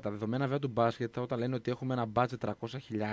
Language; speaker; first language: Greek; native; Greek